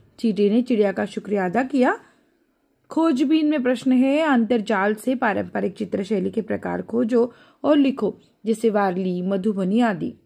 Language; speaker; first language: Hindi; non-native, local second language; Marathi